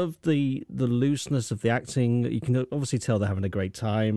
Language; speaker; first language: English; native; English